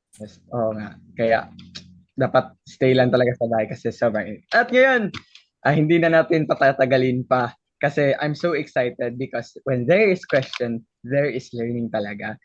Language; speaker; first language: Filipino; non-native, local second language; Cebuano